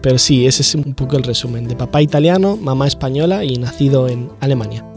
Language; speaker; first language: Spanish; native; Spanish